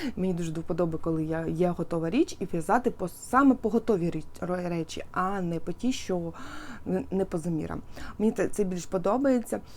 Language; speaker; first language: Ukrainian; non-native, local second language; Russian